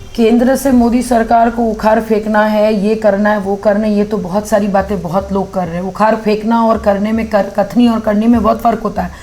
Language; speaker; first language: Hindi; native; Hindi